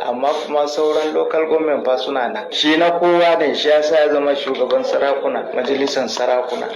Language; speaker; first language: Hausa; non-native, local second language; Kanuri